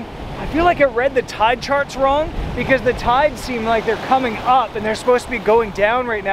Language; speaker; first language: English; native; English